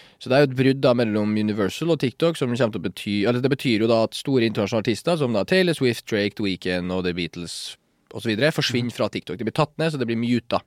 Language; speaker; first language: Norwegian; early bilingual, other home language; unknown